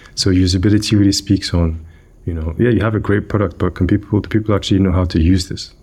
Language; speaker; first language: English; non-native, local second language; Yoruba